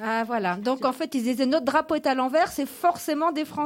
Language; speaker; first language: French; native; French